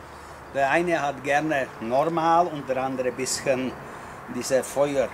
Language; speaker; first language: German; non-native, learner; Czech